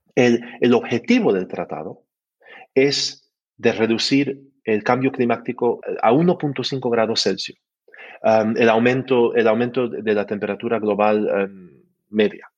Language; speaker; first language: Spanish; early bilingual, heritage; Spanish